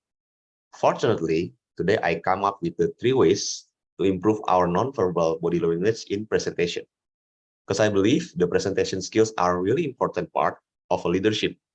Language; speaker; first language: English; non-native, learner; Indonesian